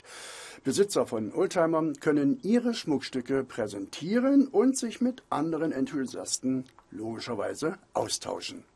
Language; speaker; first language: German; native; German